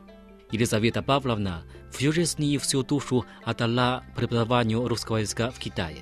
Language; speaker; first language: Russian; non-native, fluent; Chinese